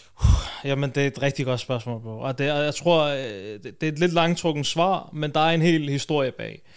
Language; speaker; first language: Danish; early bilingual, other home language; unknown